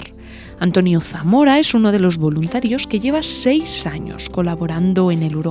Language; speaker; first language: Spanish; native; Spanish